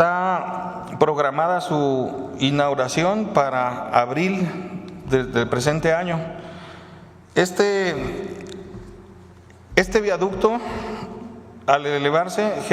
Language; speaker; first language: Spanish; native; Spanish